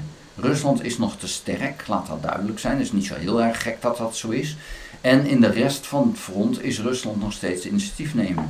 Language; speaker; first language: Dutch; native; Dutch